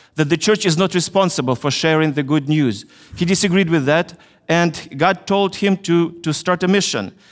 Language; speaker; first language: English; non-native, fluent; Russian